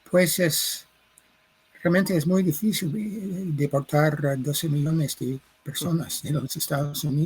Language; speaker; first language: Spanish; non-native, fluent; English